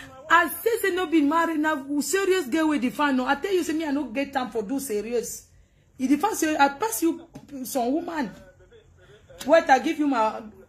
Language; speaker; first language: English; non-native, local second language; French